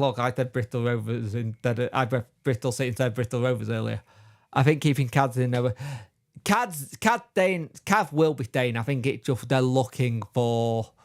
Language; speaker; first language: English; native; English